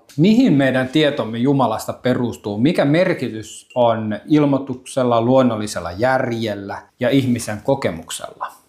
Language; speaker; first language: Finnish; native; Finnish